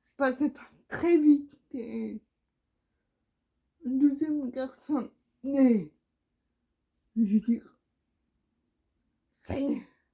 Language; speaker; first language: French; non-native, learner; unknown